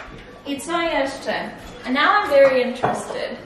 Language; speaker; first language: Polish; early bilingual, heritage; English